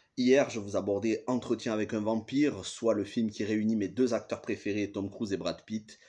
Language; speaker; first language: French; native; French